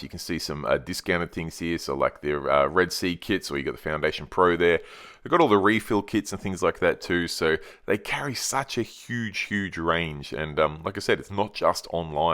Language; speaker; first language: English; native; English